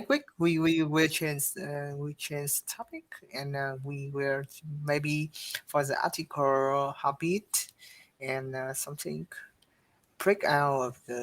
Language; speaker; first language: English; non-native, learner; Vietnamese